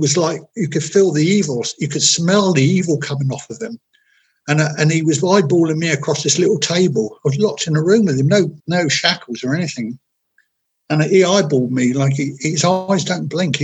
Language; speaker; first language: English; native; English